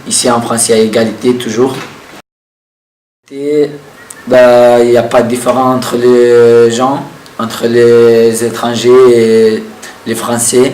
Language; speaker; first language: French; non-native, learner; Kurdish